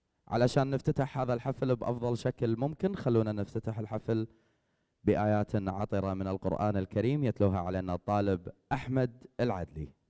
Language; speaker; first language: Arabic; native; Arabic